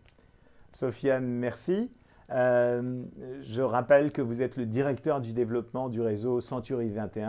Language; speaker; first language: French; native; French